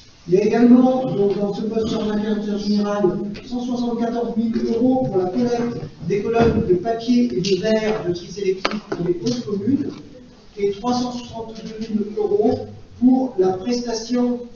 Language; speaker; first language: French; native; French